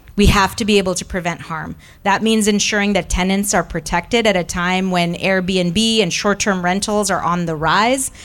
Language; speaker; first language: English; early bilingual, other home language; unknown